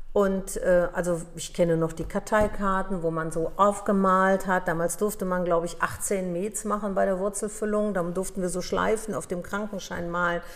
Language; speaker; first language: German; early bilingual, other home language; Polish